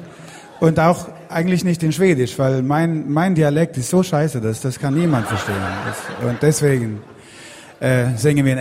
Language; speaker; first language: German; non-native, learner; Swedish